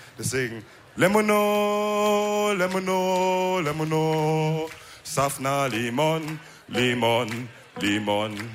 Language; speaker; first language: German; early bilingual, other home language; Wolof